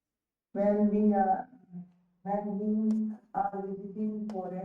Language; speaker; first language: English; non-native, learner; Hindi